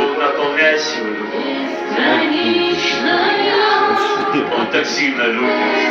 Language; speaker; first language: Russian; native; Russian